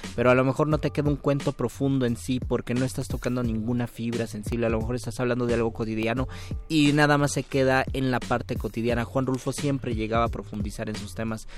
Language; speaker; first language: Spanish; native; Spanish